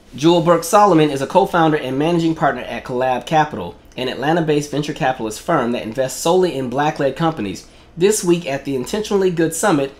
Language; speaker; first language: English; native; English